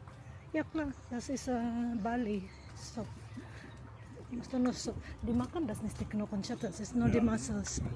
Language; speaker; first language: German; non-native, learner; Cebuano